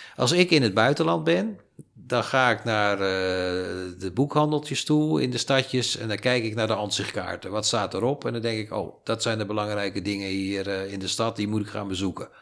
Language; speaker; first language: Dutch; native; Dutch